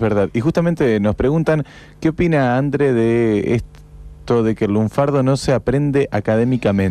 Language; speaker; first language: Spanish; native; Spanish